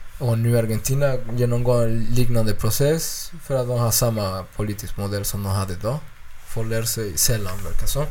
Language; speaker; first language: Swedish; non-native, fluent; Spanish